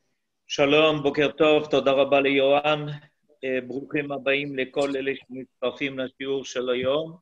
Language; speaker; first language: Hebrew; non-native, fluent; French